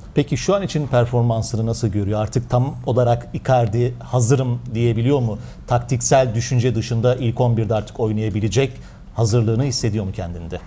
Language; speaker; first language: Turkish; native; Turkish